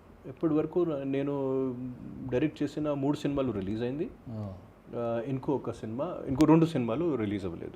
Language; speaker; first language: Telugu; non-native, fluent; Hindi